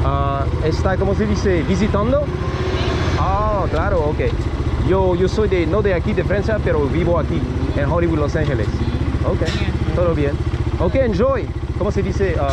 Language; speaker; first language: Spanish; non-native, learner; French